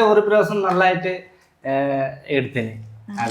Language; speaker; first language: Malayalam; non-native, local second language; Bangla